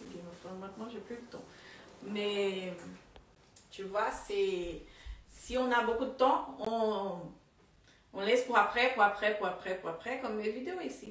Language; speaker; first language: French; non-native, fluent; Portuguese